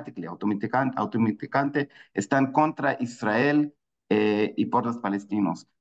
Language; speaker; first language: Spanish; non-native, fluent; Hebrew